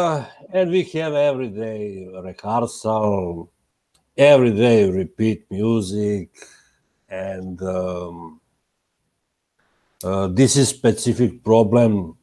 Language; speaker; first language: English; non-native, learner; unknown